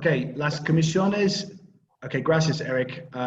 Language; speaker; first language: Spanish; non-native, learner; English